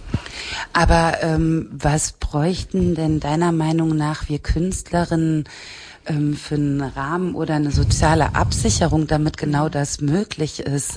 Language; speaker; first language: German; native; German